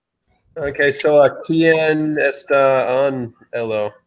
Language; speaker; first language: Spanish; non-native, learner; English